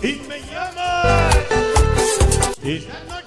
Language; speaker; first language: Spanish; native; Spanish